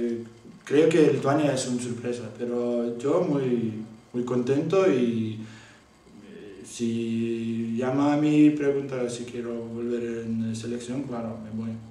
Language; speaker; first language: Spanish; non-native, learner; Lithuanian